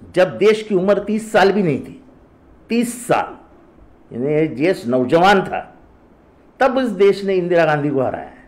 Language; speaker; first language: Hindi; non-native, local second language; Marathi